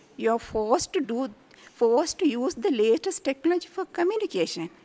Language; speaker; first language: English; non-native, local second language; Sinhala